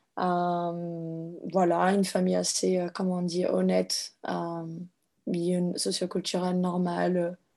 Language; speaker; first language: French; non-native, fluent; Portuguese